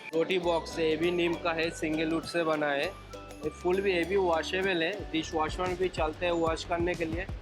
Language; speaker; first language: Hindi; non-native, local second language; Bangla